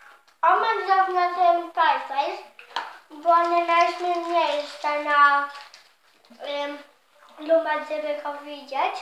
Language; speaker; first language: Polish; early bilingual, heritage; Polish